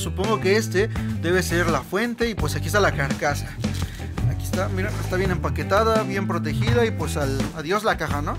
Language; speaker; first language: Spanish; native; Spanish